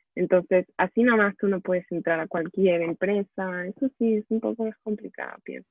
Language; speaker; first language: Spanish; native; Spanish